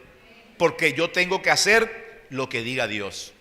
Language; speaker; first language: Spanish; native; Spanish